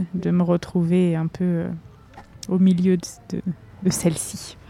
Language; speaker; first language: French; native; French